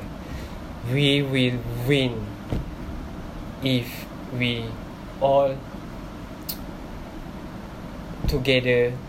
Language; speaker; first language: English; non-native, local second language; Malay